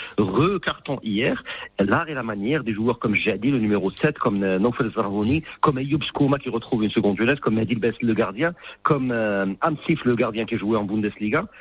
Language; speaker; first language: French; non-native, local second language; Arabic